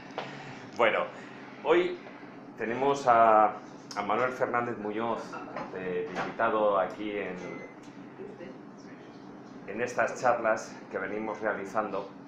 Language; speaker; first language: Spanish; native; Spanish